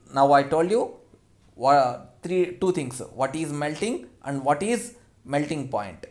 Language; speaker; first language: English; non-native, local second language; Telugu